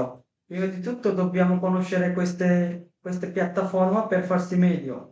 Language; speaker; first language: Italian; non-native, fluent; Bangla